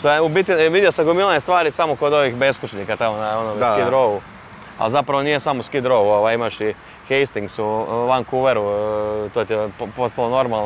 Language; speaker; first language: Serbian; native; Serbian